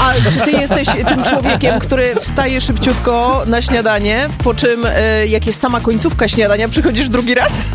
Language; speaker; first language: Polish; native; Polish